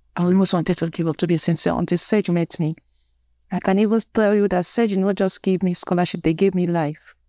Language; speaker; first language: English; non-native, local second language; Igbo